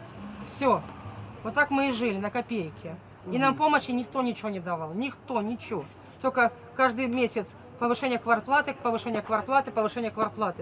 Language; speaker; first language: Russian; native; Russian